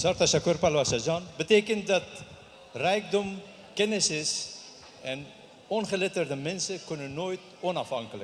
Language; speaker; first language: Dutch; non-native, fluent; Pashto